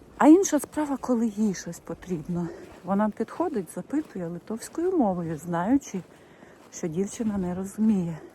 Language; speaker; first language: Ukrainian; native; Ukrainian